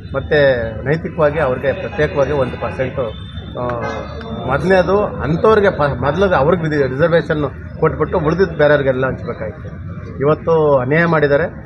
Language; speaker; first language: Kannada; native; Kannada